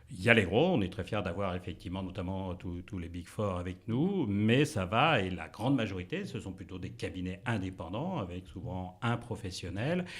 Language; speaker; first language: French; native; French